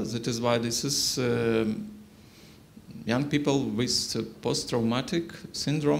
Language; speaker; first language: English; non-native, learner; Ukrainian